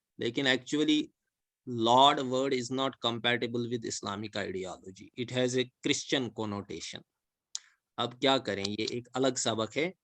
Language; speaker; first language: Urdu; non-native, local second language; Kashmiri